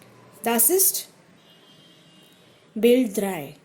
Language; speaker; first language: German; non-native, fluent; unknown